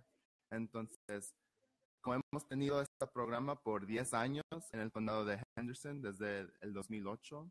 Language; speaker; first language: Spanish; early bilingual, heritage; Spanish